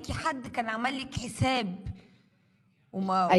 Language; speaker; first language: Arabic; native; Arabic